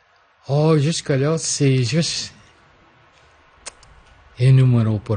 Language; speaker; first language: French; non-native, local second language; English